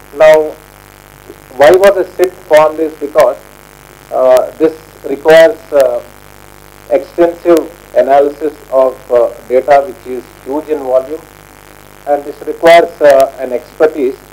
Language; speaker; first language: English; non-native, local second language; Telugu